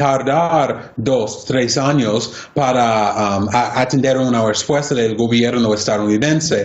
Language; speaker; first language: Spanish; non-native, fluent; English